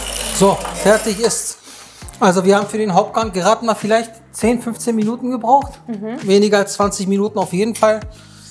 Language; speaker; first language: German; native; German